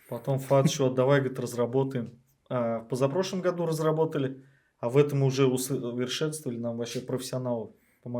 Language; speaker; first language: Russian; native; Russian